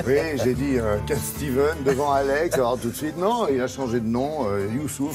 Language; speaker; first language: French; native; French